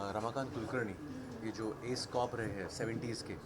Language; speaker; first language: Hindi; non-native, local second language; Marathi